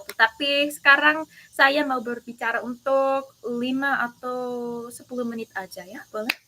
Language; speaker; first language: Indonesian; early bilingual, heritage; English